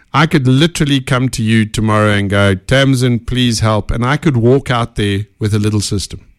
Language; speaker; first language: English; native; English